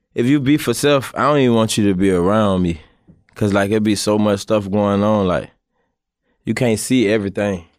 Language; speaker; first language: English; native; English